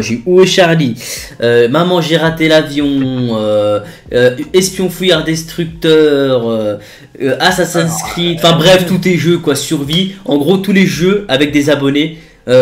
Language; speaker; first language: French; native; French